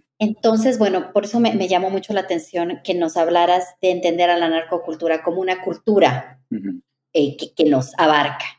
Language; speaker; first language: Spanish; native; Spanish